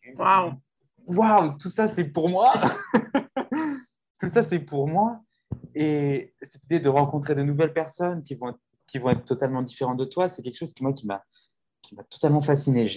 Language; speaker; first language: French; native; French